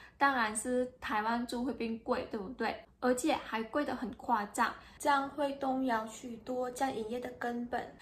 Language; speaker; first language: Chinese; non-native, fluent; Vietnamese